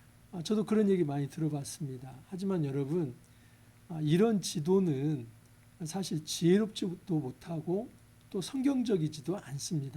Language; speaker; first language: Korean; native; Korean